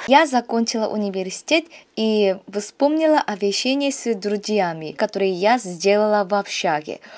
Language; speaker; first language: Russian; non-native, fluent; Korean